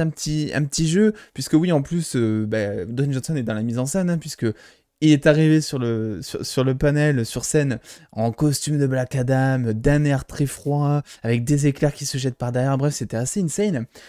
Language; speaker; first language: French; native; French